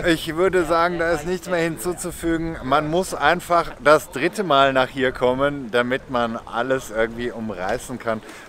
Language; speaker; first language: German; native; German